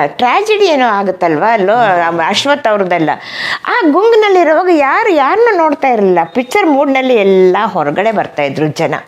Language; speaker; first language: Kannada; non-native, fluent; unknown